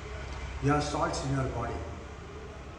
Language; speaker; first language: English; non-native, fluent; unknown